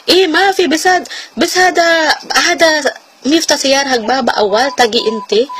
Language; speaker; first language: Arabic; non-native, learner; Filipino